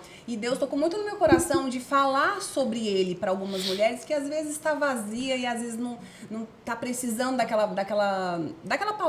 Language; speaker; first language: Portuguese; native; Portuguese